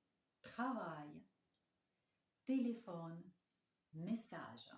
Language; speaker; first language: French; non-native, fluent; Russian